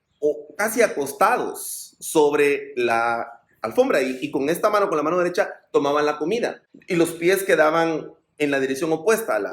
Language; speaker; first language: Spanish; native; Spanish